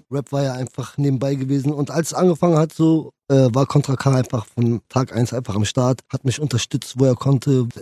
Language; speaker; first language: German; early bilingual, other home language; Kurdish